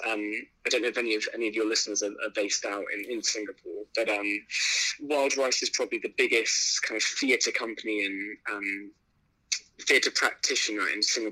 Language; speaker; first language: English; native; English